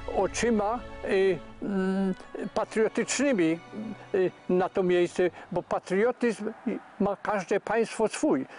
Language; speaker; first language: Polish; native; Polish